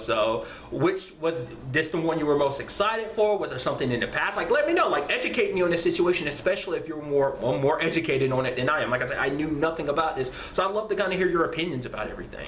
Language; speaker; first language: English; native; English